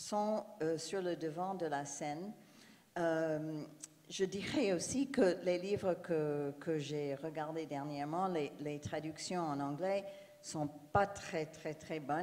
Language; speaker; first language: French; non-native, fluent; English